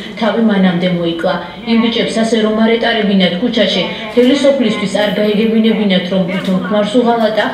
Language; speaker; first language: Georgian; non-native, local second language; Azerbaijani